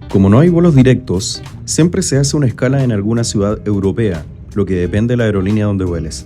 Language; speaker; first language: Spanish; native; Spanish